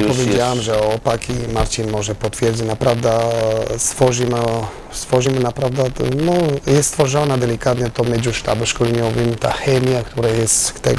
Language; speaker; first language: Polish; non-native, learner; Albanian